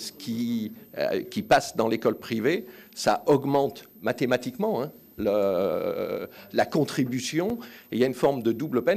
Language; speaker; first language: French; native; French